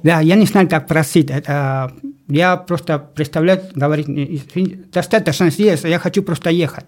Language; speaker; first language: Russian; non-native, learner; Spanish